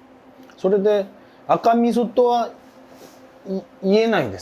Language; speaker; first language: Japanese; non-native, learner; Korean